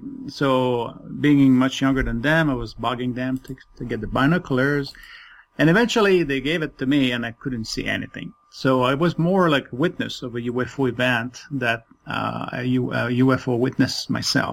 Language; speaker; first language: English; non-native, fluent; French